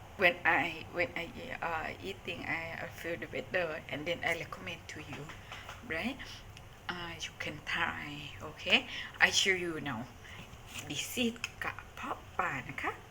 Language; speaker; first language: English; non-native, learner; Thai